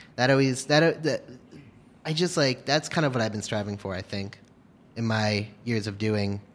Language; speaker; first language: English; native; English